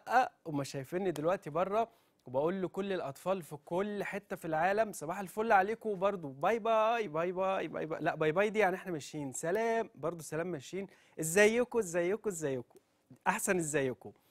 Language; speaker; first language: Arabic; native; Arabic